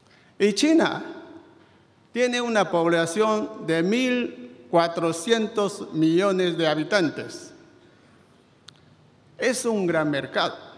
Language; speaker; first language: Spanish; non-native, fluent; Chinese